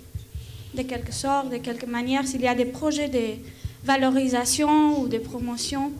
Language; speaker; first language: French; non-native, fluent; Romanian